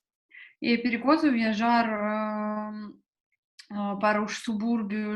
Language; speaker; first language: Portuguese; non-native, fluent; Russian